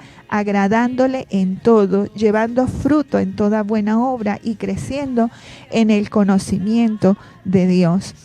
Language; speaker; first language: Spanish; native; Spanish